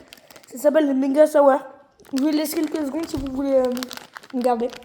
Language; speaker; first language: French; native; French